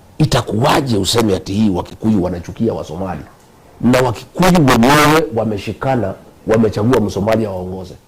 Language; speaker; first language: Swahili; non-native, local second language; Kikuyu